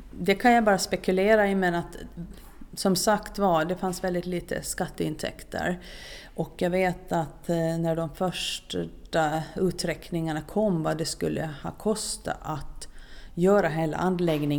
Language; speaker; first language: Swedish; native; Swedish